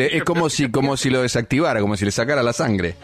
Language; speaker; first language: Spanish; native; Spanish